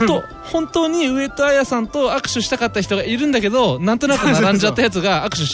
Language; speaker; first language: Japanese; native; Japanese